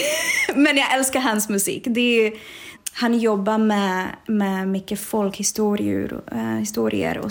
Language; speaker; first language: Swedish; non-native, fluent; Czech